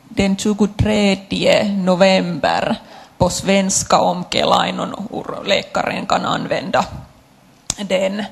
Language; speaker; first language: Swedish; non-native, local second language; Finnish